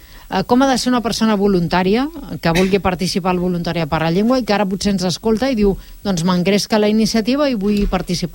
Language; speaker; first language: Catalan; native; Catalan